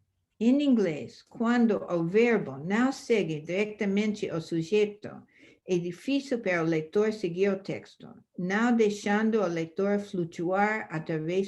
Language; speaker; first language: Portuguese; non-native, fluent; English